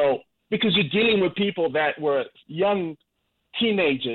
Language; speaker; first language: English; non-native, local second language; Shona